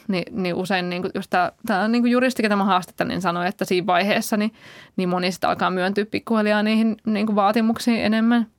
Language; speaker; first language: Finnish; native; Finnish